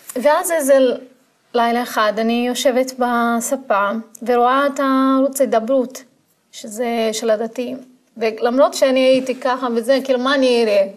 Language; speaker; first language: Hebrew; non-native, fluent; Portuguese